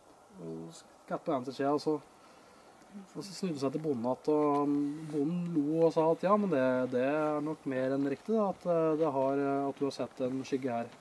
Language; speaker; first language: Norwegian; native; Norwegian